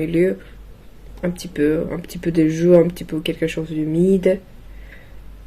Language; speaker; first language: French; non-native, learner; Chinese